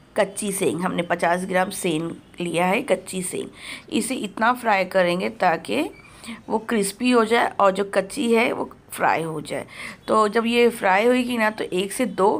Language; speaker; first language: Hindi; native; Hindi